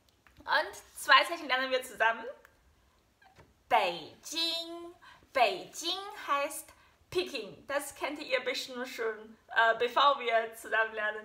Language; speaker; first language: German; non-native, fluent; Chinese